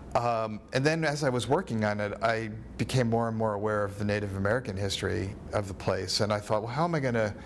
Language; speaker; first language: English; native; English